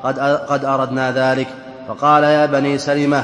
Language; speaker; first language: Arabic; native; Arabic